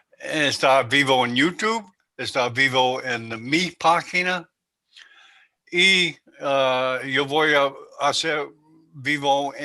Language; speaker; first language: Spanish; non-native, learner; English